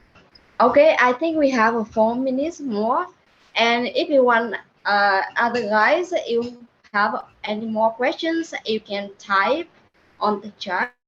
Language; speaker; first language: English; non-native, learner; Vietnamese